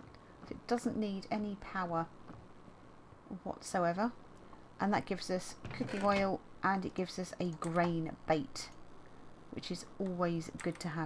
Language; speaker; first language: English; native; English